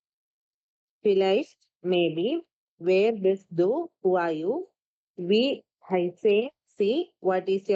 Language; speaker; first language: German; non-native, learner; Malayalam